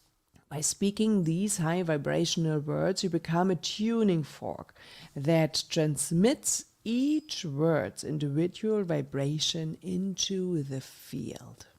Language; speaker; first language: English; non-native, fluent; German